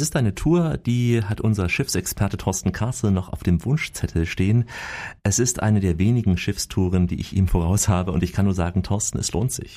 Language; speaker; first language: German; native; German